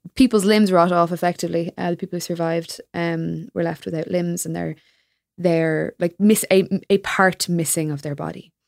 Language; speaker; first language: English; native; English